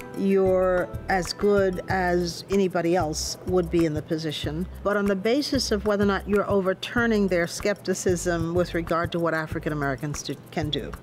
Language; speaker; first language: English; native; English